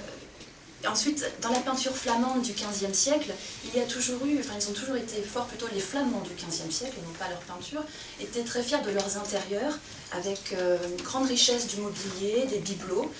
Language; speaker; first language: French; native; French